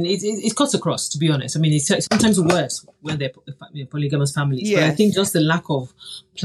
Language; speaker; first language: English; non-native, local second language; Yoruba